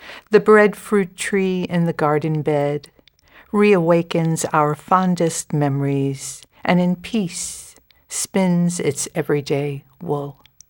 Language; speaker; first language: English; native; English